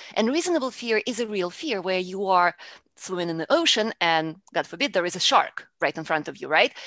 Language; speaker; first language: English; non-native, fluent; Russian